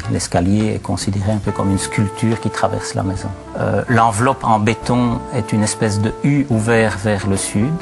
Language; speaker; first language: French; native; French